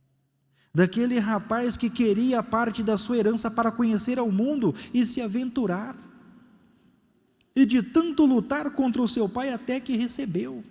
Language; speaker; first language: Portuguese; native; Portuguese